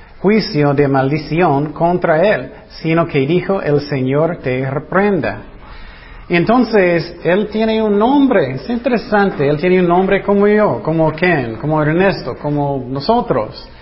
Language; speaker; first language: Spanish; non-native, fluent; English